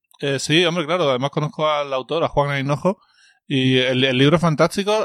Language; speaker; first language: Spanish; native; Spanish